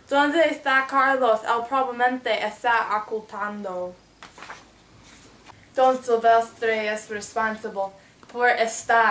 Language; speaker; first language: Spanish; non-native, learner; English